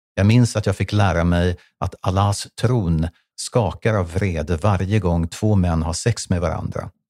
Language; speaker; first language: Swedish; native; Swedish